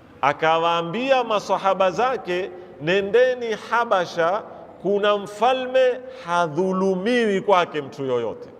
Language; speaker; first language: Swahili; native; Swahili